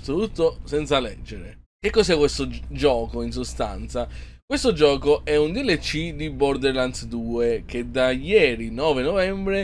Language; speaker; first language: Italian; native; Italian